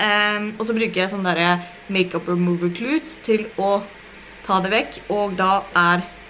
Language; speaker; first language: Norwegian; native; Norwegian